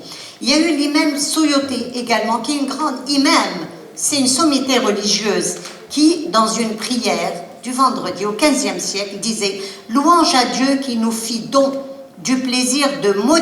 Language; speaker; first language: French; non-native, local second language; Arabic